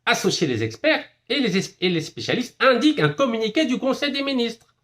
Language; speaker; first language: French; non-native, local second language; Arabic